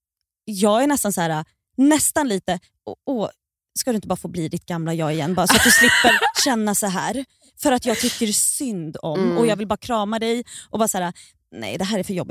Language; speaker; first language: Swedish; native; Swedish